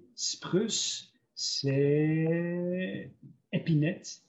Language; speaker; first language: French; non-native, fluent; English